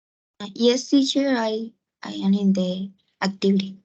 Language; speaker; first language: English; non-native, learner; Spanish